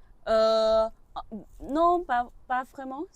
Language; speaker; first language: French; non-native, learner; Vietnamese